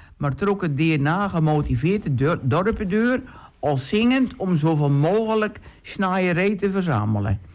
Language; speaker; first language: Dutch; native; Dutch